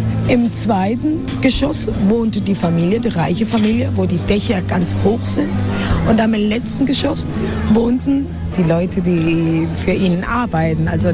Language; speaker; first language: German; non-native, fluent; Spanish